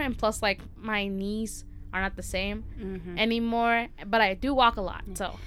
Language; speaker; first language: English; early bilingual, other home language; Spanish